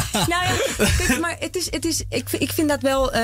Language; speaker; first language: Dutch; non-native, fluent; Spanish